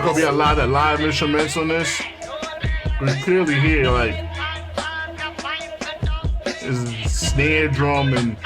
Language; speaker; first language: English; native; English